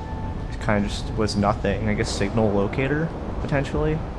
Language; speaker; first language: English; native; English